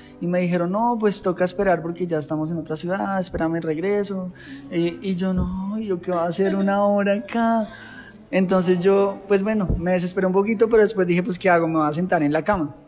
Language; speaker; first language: Spanish; native; Spanish